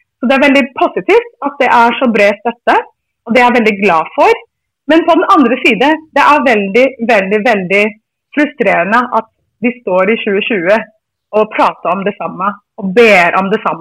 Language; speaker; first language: Norwegian; non-native, fluent; English